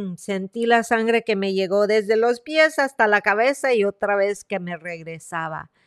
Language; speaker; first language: Spanish; early bilingual, heritage; Spanish